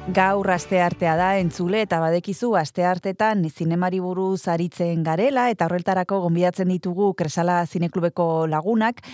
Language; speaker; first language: Basque; native; Basque